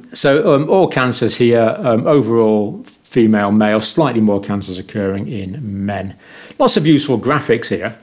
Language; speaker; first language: English; native; English